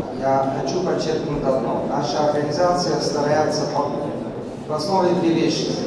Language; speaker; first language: Russian; non-native, learner; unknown